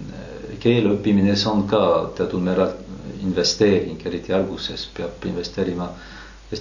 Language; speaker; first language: Estonian; non-native, fluent; French